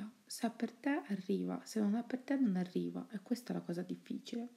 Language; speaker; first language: Italian; native; Italian